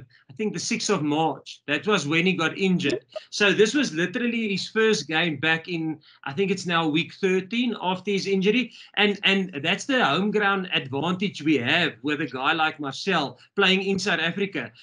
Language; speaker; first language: English; non-native, local second language; Afrikaans